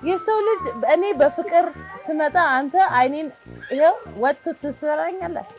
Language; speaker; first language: Amharic; native; Amharic